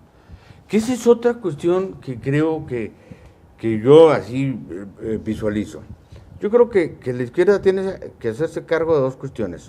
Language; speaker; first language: Spanish; native; Spanish